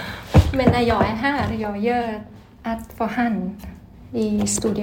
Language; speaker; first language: Swedish; non-native, learner; Thai